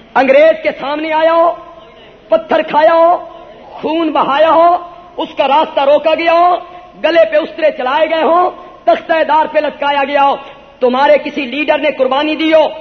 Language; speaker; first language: Urdu; non-native, local second language; Punjabi